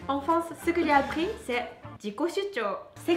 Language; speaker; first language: French; non-native, learner; Japanese